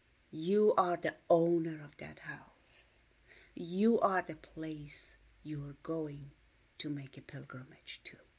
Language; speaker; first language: English; non-native, fluent; Persian